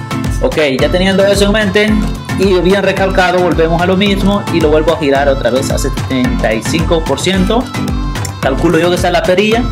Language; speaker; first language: Spanish; native; Spanish